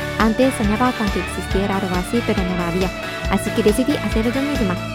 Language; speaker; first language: Spanish; non-native, fluent; Japanese